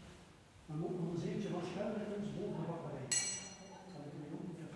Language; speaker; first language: Dutch; native; Dutch